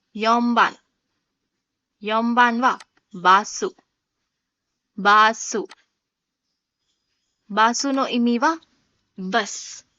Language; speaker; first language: Japanese; non-native, fluent; Hindi